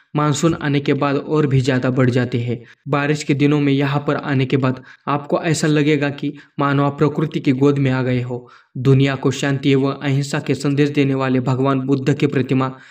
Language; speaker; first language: Hindi; non-native, local second language; Marathi